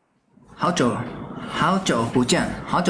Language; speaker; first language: Chinese; non-native, learner; Thai